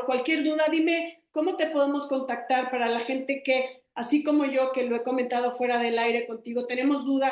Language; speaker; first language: Spanish; native; Spanish